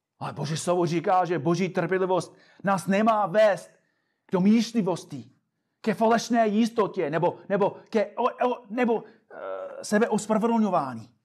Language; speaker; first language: Czech; non-native, fluent; English